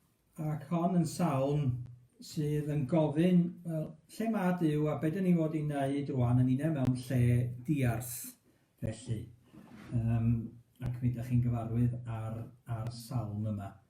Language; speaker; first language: Welsh; native; Welsh